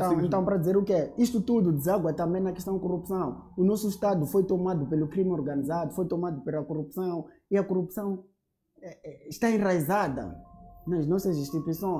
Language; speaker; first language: Portuguese; native; Portuguese